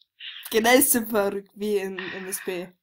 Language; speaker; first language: German; native; German